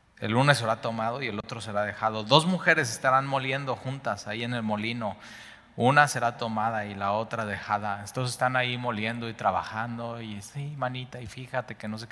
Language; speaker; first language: Spanish; native; Spanish